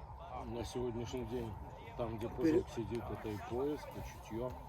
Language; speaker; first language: Russian; native; Russian